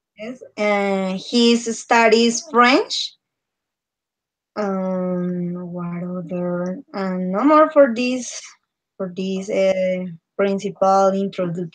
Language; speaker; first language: English; non-native, learner; Spanish